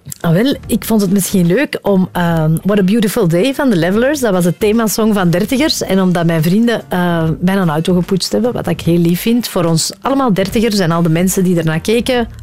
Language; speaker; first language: Dutch; native; Dutch